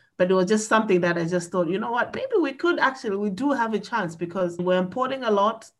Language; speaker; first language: English; non-native, local second language; Nyanja